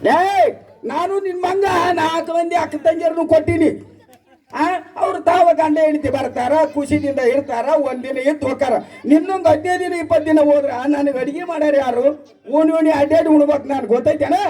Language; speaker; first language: Kannada; native; Kannada